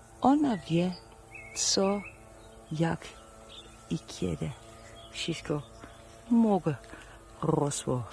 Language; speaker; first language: Polish; non-native, learner; Dutch